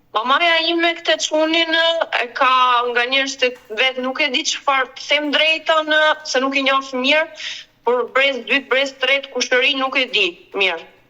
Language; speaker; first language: Albanian; early bilingual, heritage; Albanian